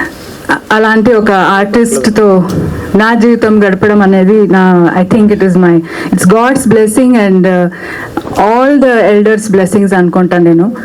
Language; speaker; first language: Telugu; non-native, local second language; Kannada